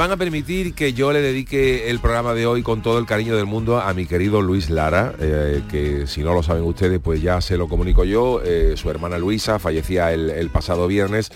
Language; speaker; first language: Spanish; native; Spanish